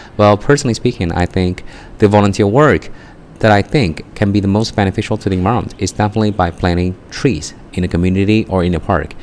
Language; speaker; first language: English; non-native, fluent; Chinese